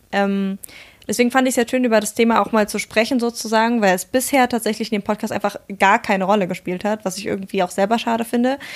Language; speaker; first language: German; native; German